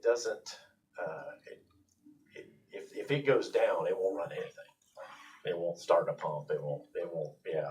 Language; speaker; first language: English; native; English